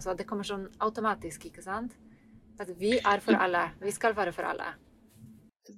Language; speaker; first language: Norwegian; non-native, fluent; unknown